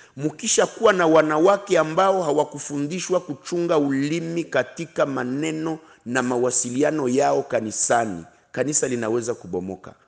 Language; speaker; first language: Swahili; non-native, local second language; Kinyarwanda